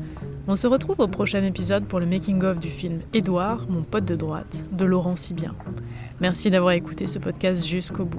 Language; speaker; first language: French; native; French